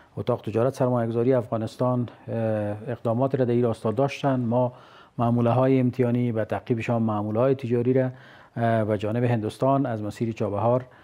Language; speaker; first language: Persian; native; Persian